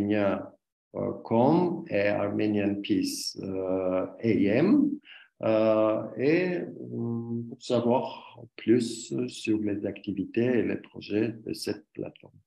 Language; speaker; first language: French; non-native, learner; Armenian